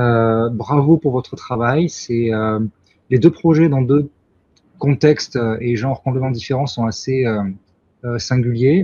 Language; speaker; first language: French; native; French